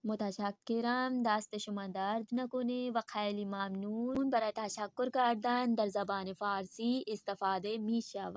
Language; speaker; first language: Persian; non-native, fluent; Urdu